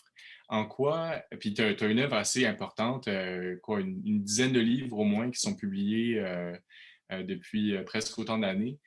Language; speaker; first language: French; native; French